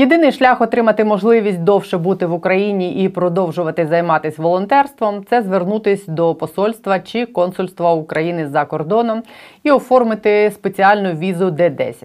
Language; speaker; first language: Ukrainian; native; Ukrainian